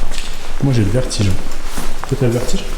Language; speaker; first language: French; native; French